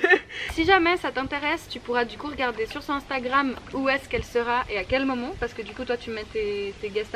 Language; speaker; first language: French; native; French